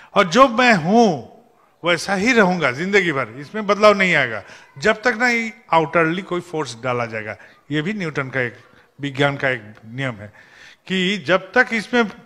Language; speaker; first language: Hindi; non-native, local second language; Bangla